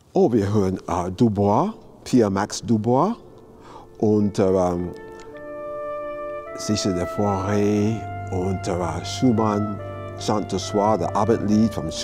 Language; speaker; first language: German; non-native, fluent; English